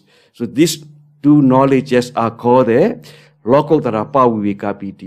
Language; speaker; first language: English; non-native, learner; Burmese